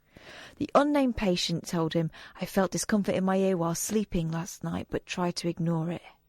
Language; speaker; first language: English; native; English